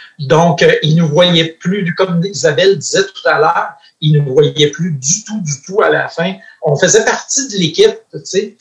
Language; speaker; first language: French; native; French